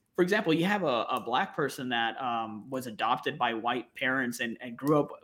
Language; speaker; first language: English; native; English